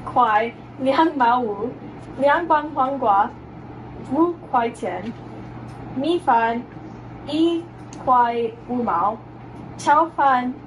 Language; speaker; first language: Chinese; non-native, learner; English